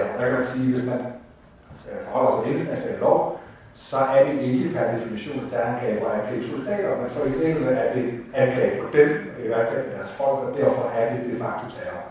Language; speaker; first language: Danish; native; Danish